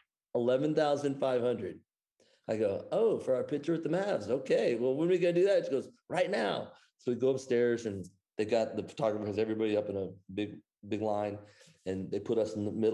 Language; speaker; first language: English; native; English